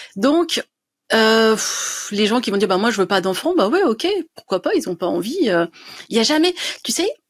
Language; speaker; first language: French; native; French